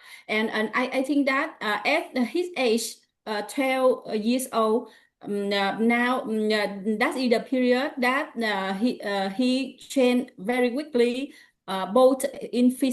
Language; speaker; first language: English; non-native, learner; Vietnamese